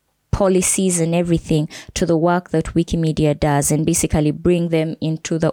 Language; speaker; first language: English; non-native, local second language; Ganda